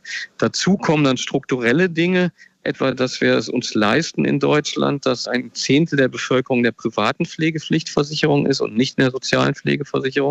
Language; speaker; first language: German; native; German